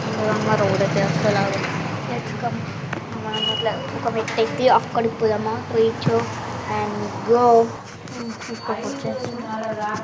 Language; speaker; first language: Telugu; native; Telugu